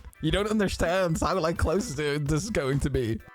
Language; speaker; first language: English; non-native, fluent; Dutch